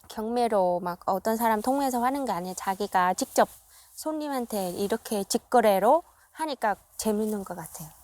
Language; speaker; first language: Korean; non-native, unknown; Vietnamese